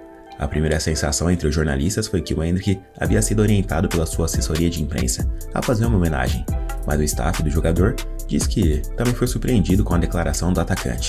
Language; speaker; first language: Portuguese; native; Portuguese